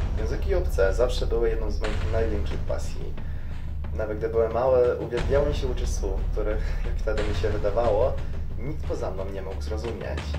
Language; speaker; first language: Polish; non-native, fluent; Croatian